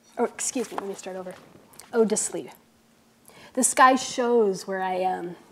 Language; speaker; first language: English; native; English